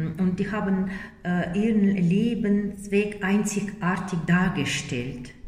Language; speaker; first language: German; non-native, fluent; Russian